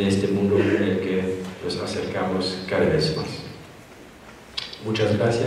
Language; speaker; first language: Spanish; non-native, fluent; German